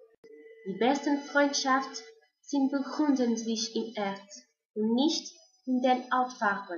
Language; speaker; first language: German; non-native, learner; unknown